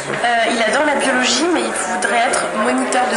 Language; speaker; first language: French; non-native, fluent; English